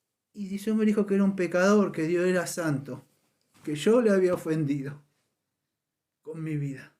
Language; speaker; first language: Spanish; native; Spanish